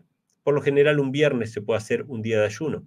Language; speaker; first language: Spanish; native; Spanish